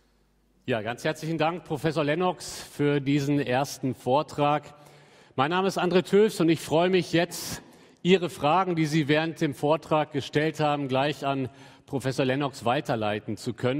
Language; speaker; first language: German; native; German